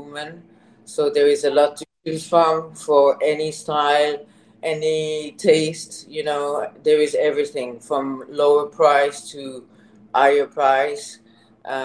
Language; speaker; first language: English; non-native, fluent; French